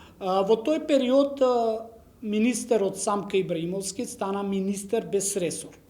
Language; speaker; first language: Macedonian; non-native, local second language; Romany